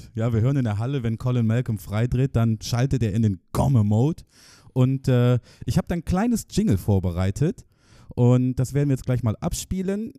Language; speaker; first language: German; native; German